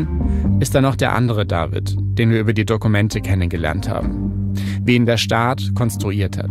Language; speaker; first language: German; native; German